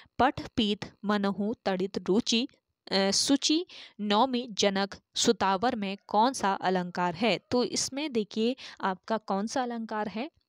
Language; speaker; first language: Hindi; native; Hindi